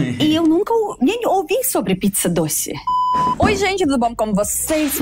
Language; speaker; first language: Portuguese; non-native, fluent; Russian